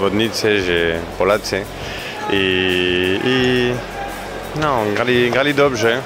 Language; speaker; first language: Polish; non-native, learner; French